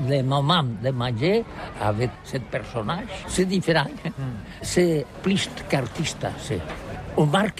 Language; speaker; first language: French; non-native, learner; Catalan